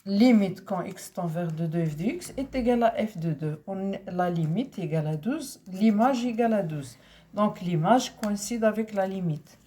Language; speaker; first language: French; non-native, local second language; Arabic